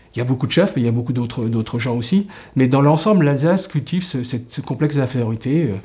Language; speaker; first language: French; native; French